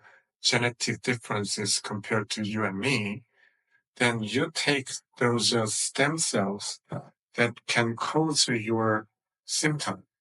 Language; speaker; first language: English; non-native, fluent; Korean